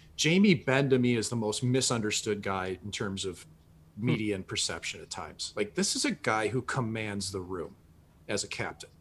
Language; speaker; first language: English; native; English